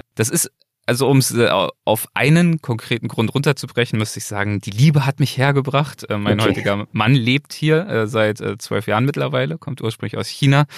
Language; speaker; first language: German; native; German